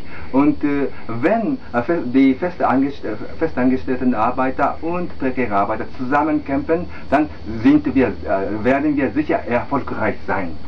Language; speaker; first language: German; non-native, fluent; Japanese